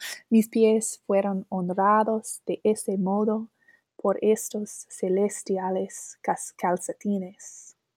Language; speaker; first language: Spanish; non-native, learner; English